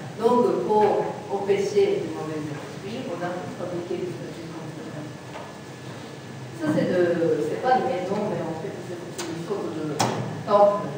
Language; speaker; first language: French; non-native, learner; Japanese